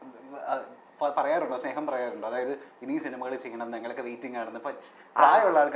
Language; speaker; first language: Malayalam; native; Malayalam